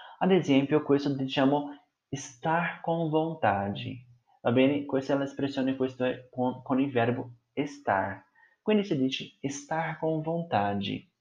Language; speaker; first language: Italian; non-native, fluent; Portuguese